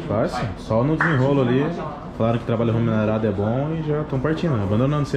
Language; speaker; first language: Portuguese; native; Portuguese